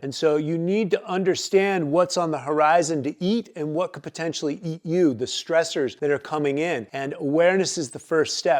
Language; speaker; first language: English; native; English